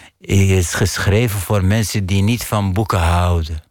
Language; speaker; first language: Dutch; non-native, fluent; Arabic